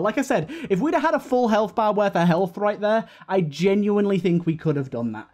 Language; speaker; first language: English; native; English